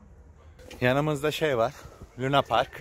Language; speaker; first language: Turkish; native; Turkish